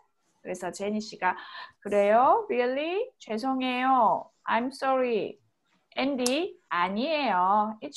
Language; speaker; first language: Korean; native; Korean